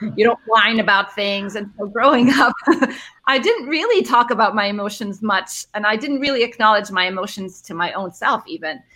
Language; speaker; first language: English; early bilingual, other home language; Arabic